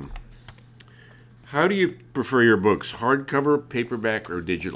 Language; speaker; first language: English; early bilingual, other home language; Hungarian